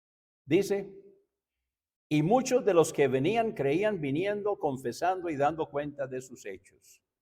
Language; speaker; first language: Spanish; native; Spanish